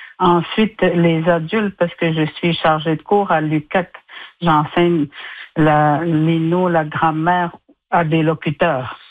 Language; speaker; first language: French; non-native, local second language; Innu-aimun